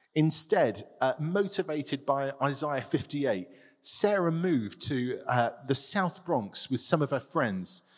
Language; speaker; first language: English; native; English